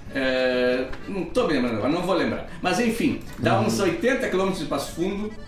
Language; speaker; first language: Portuguese; native; Portuguese